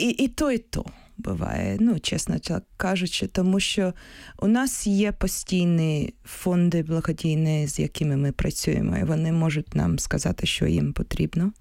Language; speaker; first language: Ukrainian; early bilingual, heritage; Ukrainian